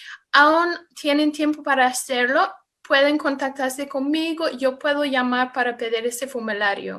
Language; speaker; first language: Spanish; non-native, fluent; English